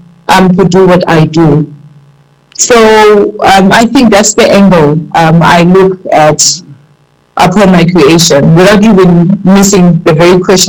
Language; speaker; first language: English; non-native, local second language; Xhosa